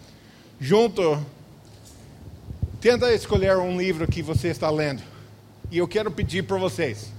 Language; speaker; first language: Portuguese; non-native, fluent; English